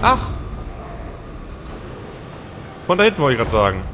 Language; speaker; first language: German; native; German